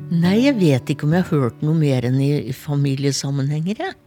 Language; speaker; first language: Norwegian; native; Norwegian